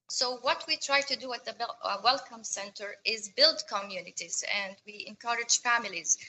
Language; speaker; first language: English; non-native, fluent; Arabic